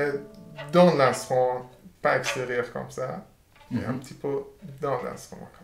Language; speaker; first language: French; non-native, learner; Persian